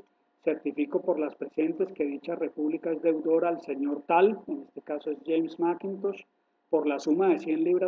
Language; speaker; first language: Spanish; native; Spanish